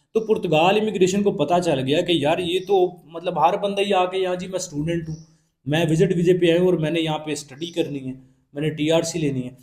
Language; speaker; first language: Urdu; non-native, local second language; Punjabi